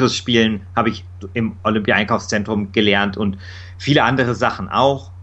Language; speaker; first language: German; native; German